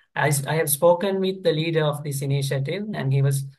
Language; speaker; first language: English; non-native, local second language; Sinhala